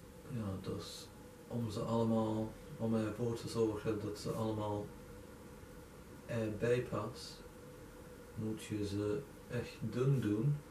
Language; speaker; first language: Dutch; non-native, fluent; English